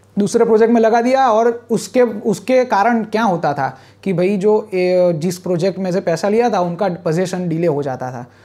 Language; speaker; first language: Hindi; non-native, local second language; Gujarati